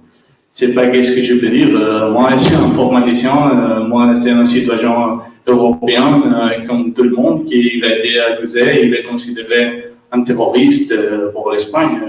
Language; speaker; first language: French; non-native, learner; Catalan